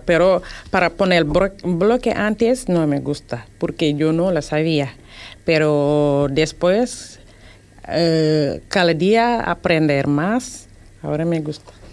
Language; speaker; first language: Spanish; non-native, learner; Wolof